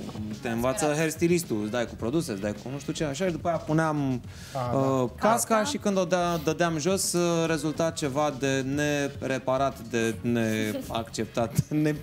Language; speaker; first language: Romanian; native; Romanian